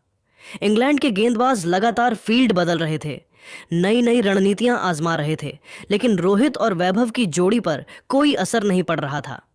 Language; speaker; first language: Hindi; native; Hindi